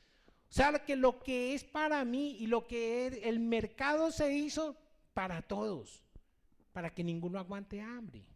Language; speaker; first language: Spanish; native; Spanish